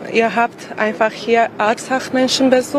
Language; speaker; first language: German; non-native, fluent; Armenian